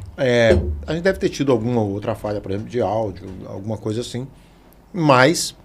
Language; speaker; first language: Portuguese; native; Portuguese